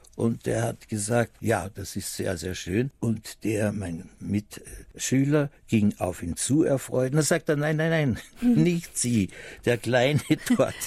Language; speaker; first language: German; native; German